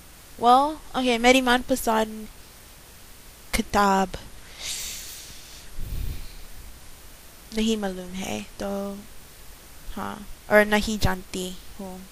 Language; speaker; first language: Hindi; non-native, learner; English